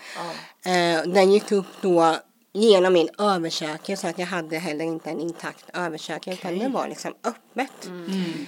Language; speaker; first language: Swedish; early bilingual, other home language; English